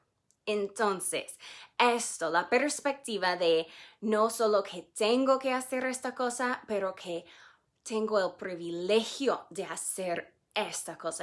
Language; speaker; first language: Spanish; non-native, fluent; English